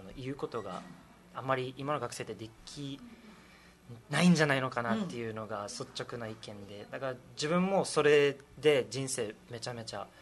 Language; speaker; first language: Japanese; early bilingual, other home language; English